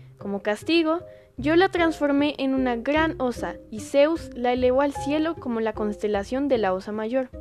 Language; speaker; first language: Spanish; native; Spanish